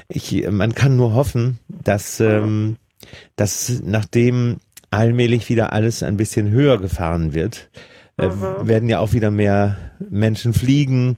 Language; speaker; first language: German; native; German